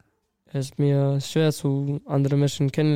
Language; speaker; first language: German; non-native, learner; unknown